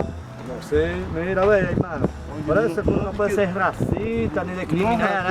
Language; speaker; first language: Spanish; native; Spanish